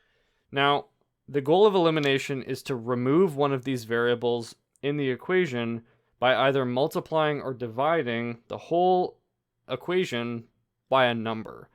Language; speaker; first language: English; native; English